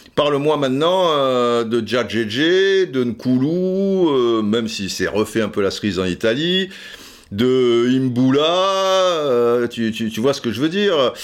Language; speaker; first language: French; native; French